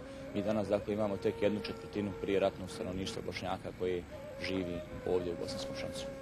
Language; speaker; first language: Bosnian; native; Bosnian